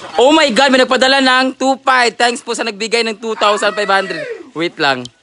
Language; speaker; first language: Filipino; non-native, local second language; Cebuano